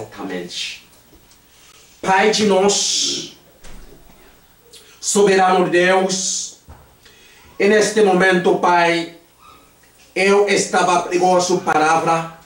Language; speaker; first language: Portuguese; non-native, learner; Haitian Creole